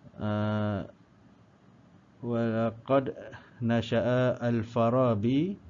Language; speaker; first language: Arabic; non-native, learner; Malay